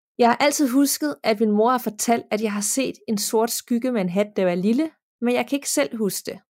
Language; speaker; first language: Danish; native; Danish